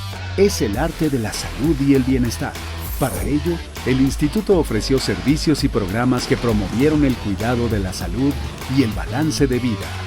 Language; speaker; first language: Spanish; native; Spanish